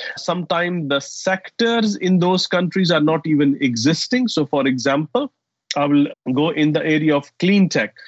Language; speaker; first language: English; non-native, fluent; Arabic